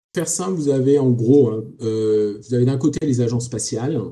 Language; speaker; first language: French; native; French